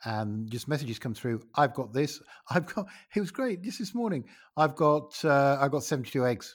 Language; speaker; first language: English; native; English